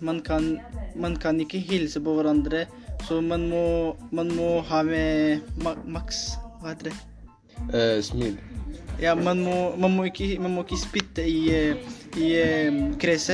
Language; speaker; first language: Norwegian; non-native, learner; Spanish